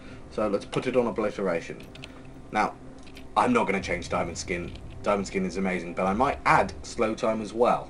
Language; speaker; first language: English; native; English